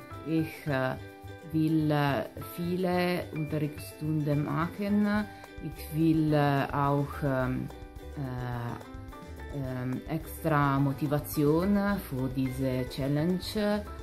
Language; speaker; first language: German; non-native, learner; Italian